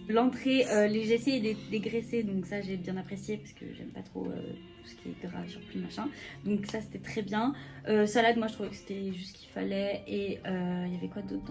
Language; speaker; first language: French; native; French